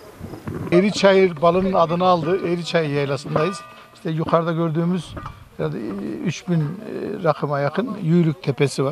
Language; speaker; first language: Turkish; native; Turkish